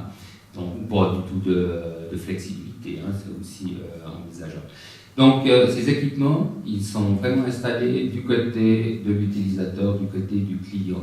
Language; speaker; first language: French; native; French